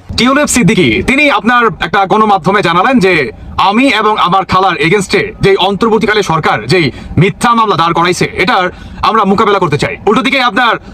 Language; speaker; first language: Bangla; native; Bangla